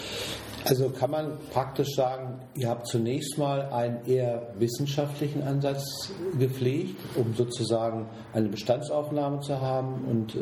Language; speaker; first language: German; native; German